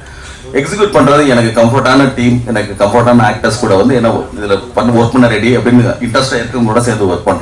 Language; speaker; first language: Tamil; native; Tamil